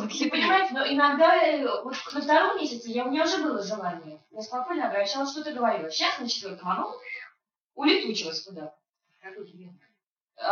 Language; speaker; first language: Russian; native; Russian